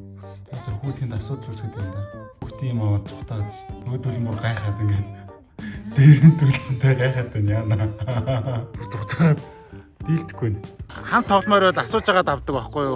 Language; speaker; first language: Mongolian; native; Mongolian